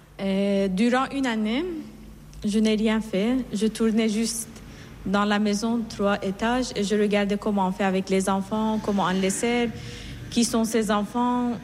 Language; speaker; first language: French; non-native, fluent; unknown